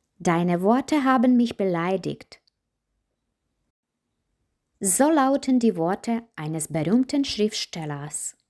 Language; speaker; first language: German; non-native, fluent; Ukrainian